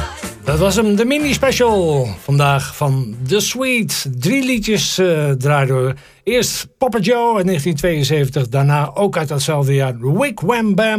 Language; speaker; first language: Dutch; native; Dutch